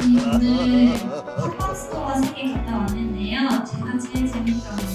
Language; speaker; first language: Korean; early bilingual, heritage; Japanese